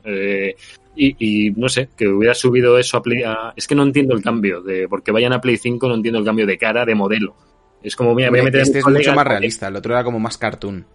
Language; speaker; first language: Spanish; native; Spanish